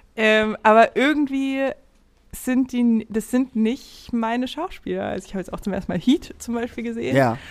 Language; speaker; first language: German; native; German